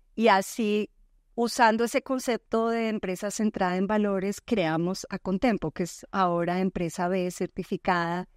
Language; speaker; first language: Spanish; native; Spanish